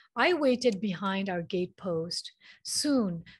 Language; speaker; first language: English; non-native, local second language; Manipuri